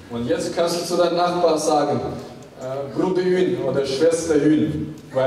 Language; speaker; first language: German; non-native, fluent; Chinese